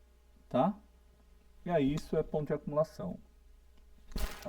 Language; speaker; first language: Portuguese; native; Portuguese